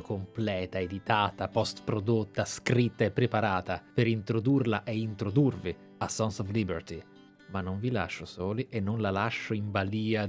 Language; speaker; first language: Italian; native; Italian